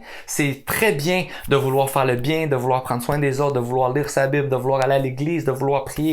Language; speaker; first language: French; native; French